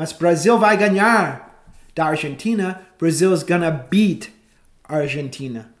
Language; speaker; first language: Portuguese; non-native, fluent; English